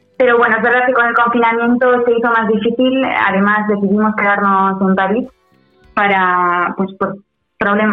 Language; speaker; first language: Spanish; non-native, local second language; Basque